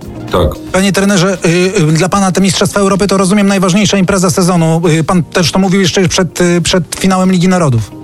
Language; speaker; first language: Polish; native; Polish